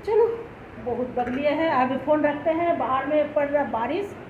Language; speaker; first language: Hindi; non-native, local second language; Bangla